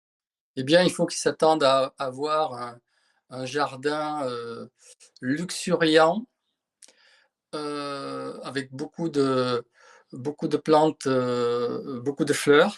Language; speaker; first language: French; native; French